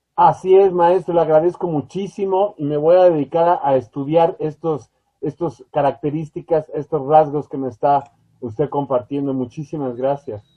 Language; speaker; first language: Spanish; native; Spanish